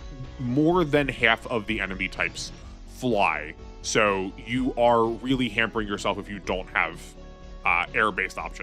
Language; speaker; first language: English; native; English